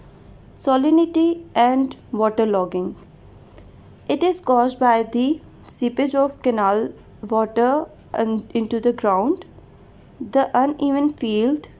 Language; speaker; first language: English; non-native, local second language; Urdu